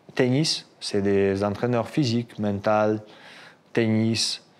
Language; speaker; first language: French; non-native, fluent; Russian